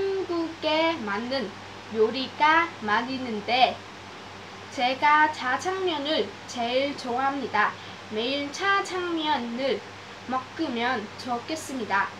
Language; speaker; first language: Korean; non-native, learner; Vietnamese